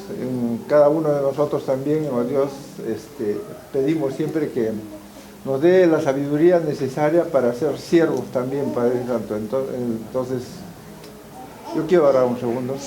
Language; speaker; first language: Spanish; native; Spanish